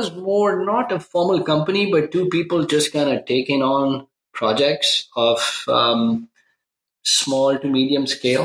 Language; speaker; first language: English; non-native, local second language; Urdu